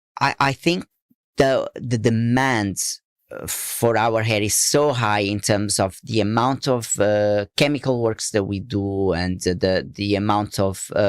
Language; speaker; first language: English; non-native, fluent; Portuguese